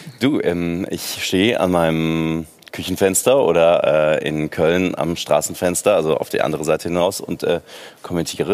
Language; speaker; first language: German; native; German